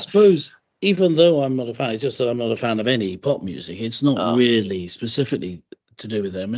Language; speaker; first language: English; native; English